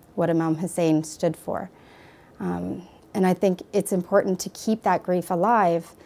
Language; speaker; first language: English; native; English